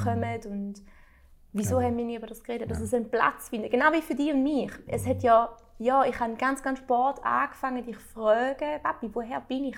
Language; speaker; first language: German; early bilingual, other home language; Albanian